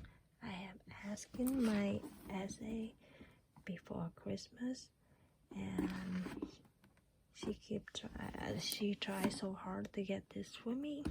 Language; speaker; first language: English; non-native, learner; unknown